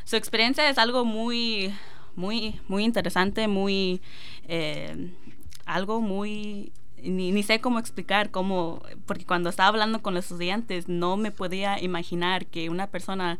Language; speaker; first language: Spanish; non-native, fluent; English